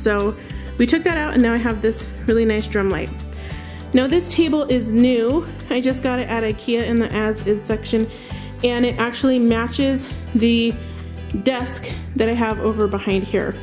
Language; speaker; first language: English; native; English